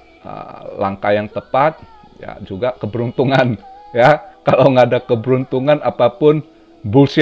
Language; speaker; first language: Indonesian; native; Indonesian